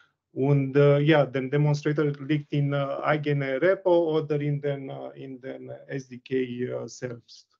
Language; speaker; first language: German; non-native, learner; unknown